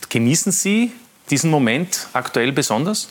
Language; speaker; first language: German; native; German